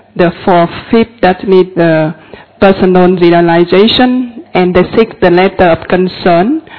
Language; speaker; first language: English; non-native, fluent; Vietnamese